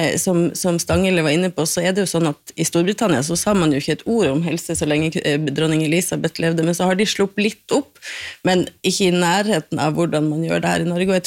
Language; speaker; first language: Norwegian; native; Norwegian